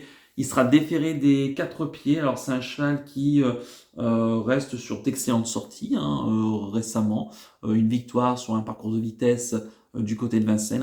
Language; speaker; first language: French; native; French